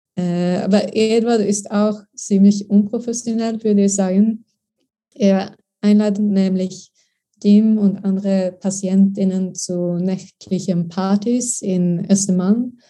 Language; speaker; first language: German; non-native, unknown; Swedish